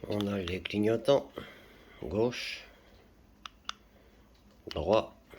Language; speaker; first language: French; native; French